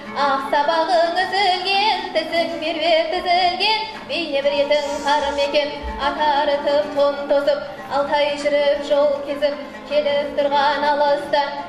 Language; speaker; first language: Kazakh; native; Kazakh